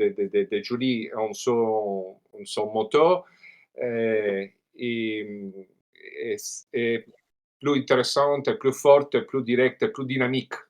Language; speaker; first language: French; non-native, learner; Italian